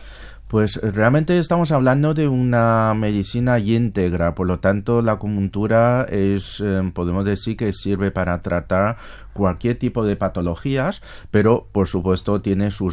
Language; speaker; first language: Spanish; non-native, fluent; Chinese